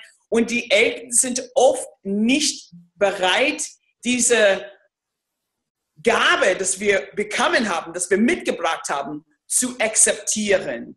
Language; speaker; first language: German; non-native, fluent; English